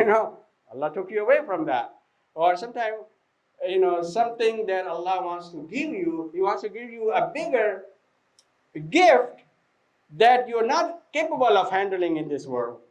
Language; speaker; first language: English; non-native, fluent; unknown